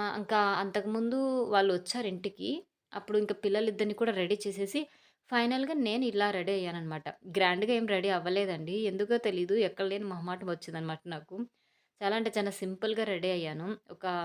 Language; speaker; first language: Telugu; native; Telugu